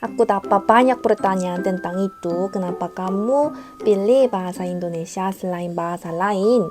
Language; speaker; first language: Indonesian; non-native, fluent; Korean